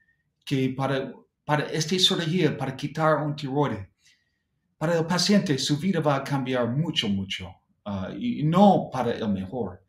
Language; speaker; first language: Spanish; non-native, fluent; English